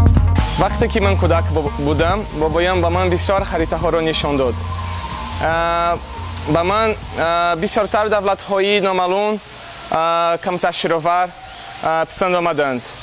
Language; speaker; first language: Persian; non-native, learner; Portuguese